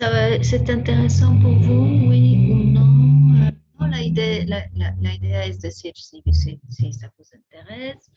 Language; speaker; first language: French; non-native, fluent; Spanish